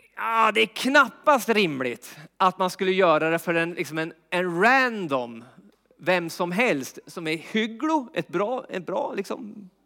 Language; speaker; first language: Swedish; native; Swedish